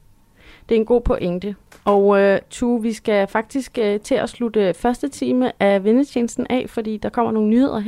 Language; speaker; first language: Danish; native; Danish